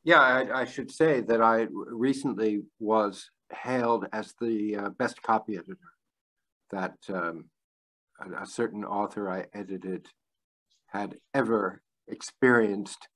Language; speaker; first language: English; native; English